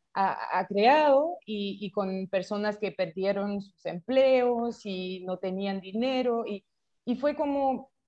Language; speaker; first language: Spanish; non-native, fluent; French